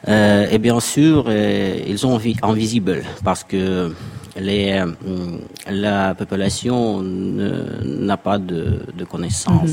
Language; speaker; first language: French; non-native, fluent; Russian